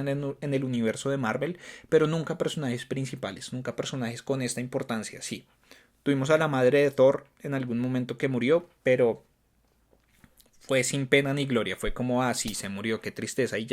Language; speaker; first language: Spanish; native; Spanish